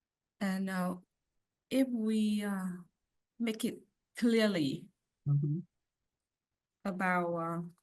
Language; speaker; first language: English; non-native, learner; Vietnamese